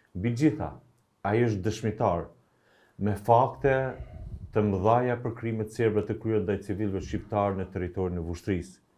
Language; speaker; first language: Albanian; native; Albanian